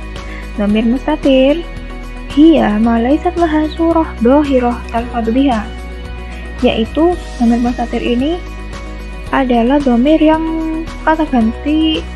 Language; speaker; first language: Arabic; non-native, learner; Indonesian